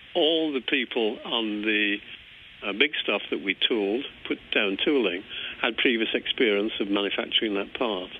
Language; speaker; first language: English; native; English